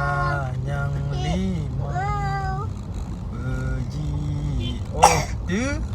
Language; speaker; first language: Indonesian; non-native, local second language; Achinese